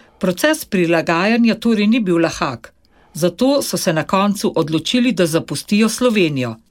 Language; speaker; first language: Slovenian; native; Slovenian